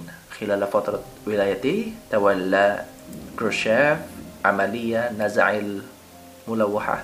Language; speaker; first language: Arabic; non-native, learner; Indonesian